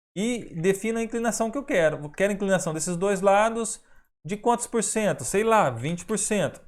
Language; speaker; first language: Portuguese; native; Portuguese